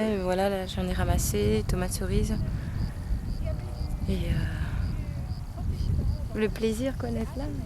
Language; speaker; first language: French; native; French